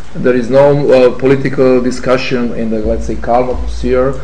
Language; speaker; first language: English; non-native, fluent; Serbian